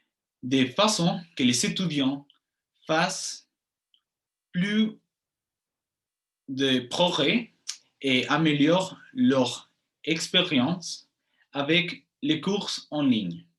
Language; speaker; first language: French; non-native, fluent; Spanish